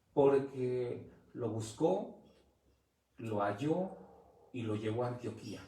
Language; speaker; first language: Spanish; native; Spanish